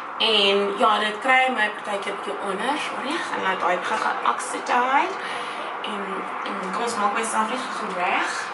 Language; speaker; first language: Afrikaans; native; Afrikaans